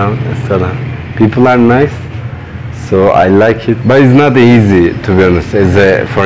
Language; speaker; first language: English; non-native, learner; Turkish